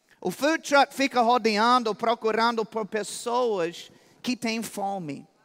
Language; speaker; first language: Portuguese; non-native, fluent; English